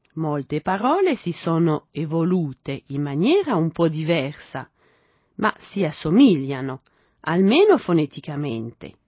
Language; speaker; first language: Italian; non-native, fluent; French